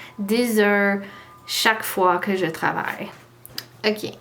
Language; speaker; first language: French; non-native, learner; English